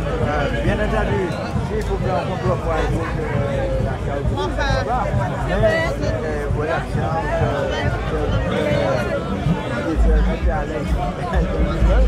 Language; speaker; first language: French; native; French